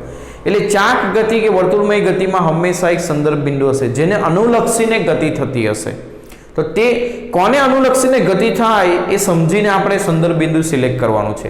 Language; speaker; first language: Gujarati; native; Gujarati